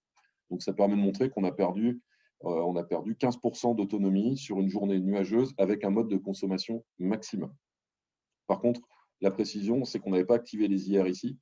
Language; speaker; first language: French; native; French